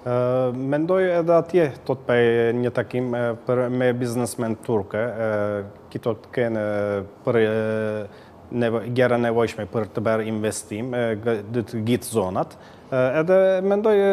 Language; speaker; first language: Albanian; early bilingual, heritage; Albanian